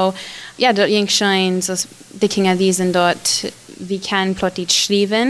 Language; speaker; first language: German; non-native, learner; Plautdietsch